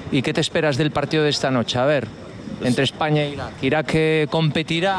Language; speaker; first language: Spanish; native; Spanish